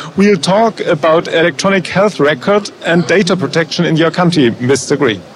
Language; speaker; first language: English; non-native, fluent; German